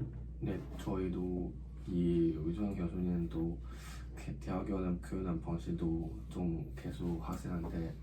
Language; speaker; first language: Korean; non-native, learner; Chinese